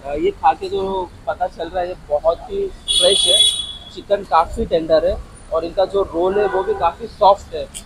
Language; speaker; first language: Hindi; non-native, local second language; Marathi